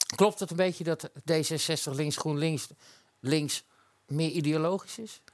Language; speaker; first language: Dutch; native; Dutch